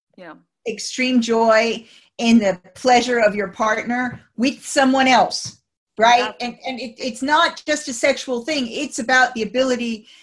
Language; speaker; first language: English; native; English